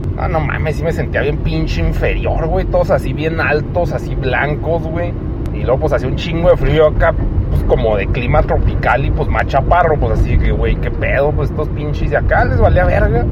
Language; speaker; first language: Spanish; native; Spanish